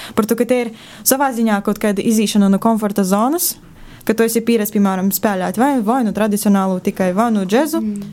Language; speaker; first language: Latvian; native; Latvian